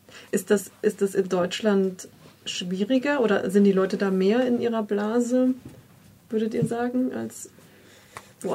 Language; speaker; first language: German; native; German